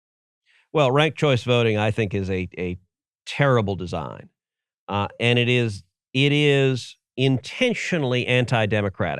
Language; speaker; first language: English; native; English